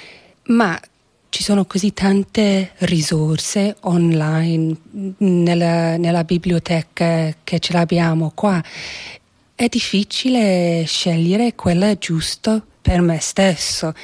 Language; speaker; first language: Italian; non-native, fluent; English